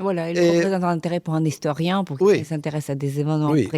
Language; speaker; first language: French; non-native, fluent; Ukrainian